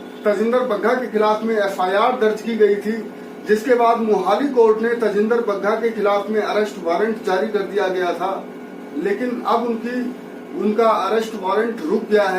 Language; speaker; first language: Hindi; native; Hindi